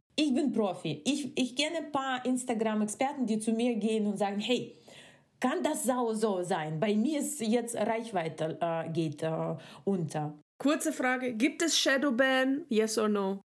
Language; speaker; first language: German; non-native, fluent; Russian